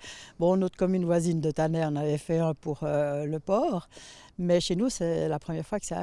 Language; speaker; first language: French; native; French